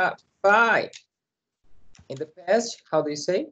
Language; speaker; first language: English; non-native, learner; Portuguese